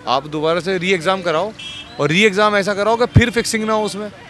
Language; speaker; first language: Hindi; native; Hindi